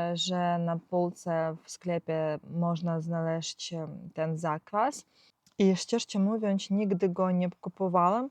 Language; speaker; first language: Polish; non-native, learner; Ukrainian